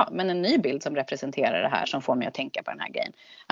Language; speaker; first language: Swedish; native; Swedish